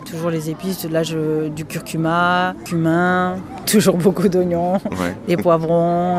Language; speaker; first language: French; early bilingual, other home language; Spanish